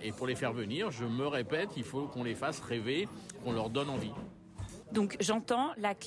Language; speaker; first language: French; native; French